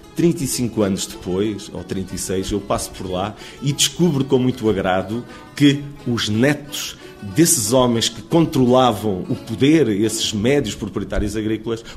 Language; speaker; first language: Portuguese; native; Portuguese